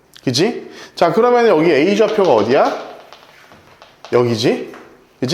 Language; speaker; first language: Korean; native; Korean